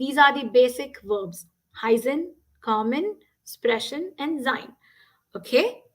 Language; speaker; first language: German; non-native, fluent; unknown